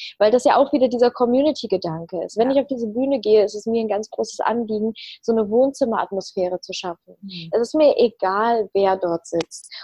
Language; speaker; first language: German; early bilingual, other home language; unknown